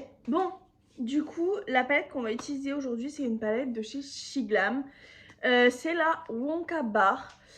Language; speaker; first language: French; native; French